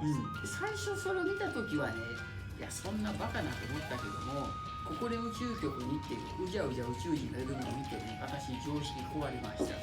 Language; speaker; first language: Japanese; native; Japanese